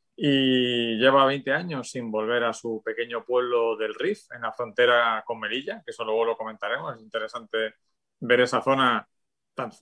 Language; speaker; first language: Spanish; native; Spanish